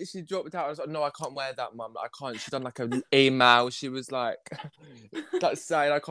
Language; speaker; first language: English; native; English